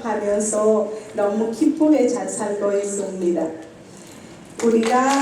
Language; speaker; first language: Korean; non-native, learner; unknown